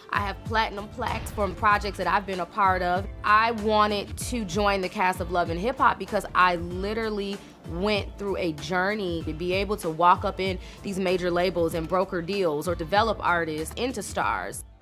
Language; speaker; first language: English; native; English